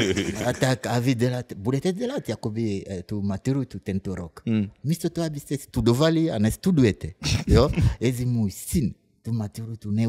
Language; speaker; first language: Czech; non-native, fluent; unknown